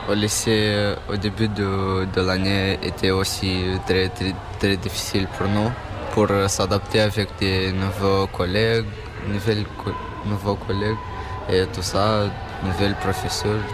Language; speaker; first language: French; non-native, learner; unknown